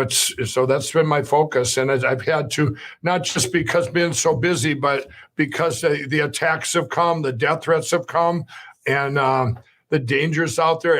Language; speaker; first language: English; native; English